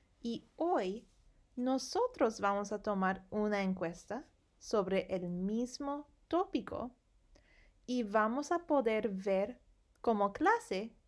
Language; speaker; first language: Spanish; non-native, fluent; English